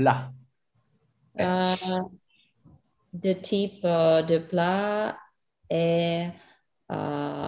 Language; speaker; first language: French; non-native, learner; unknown